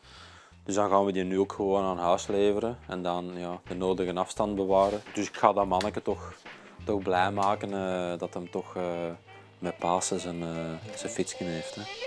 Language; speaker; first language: Dutch; native; Dutch